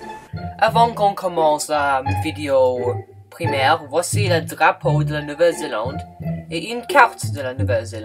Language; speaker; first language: French; non-native, learner; English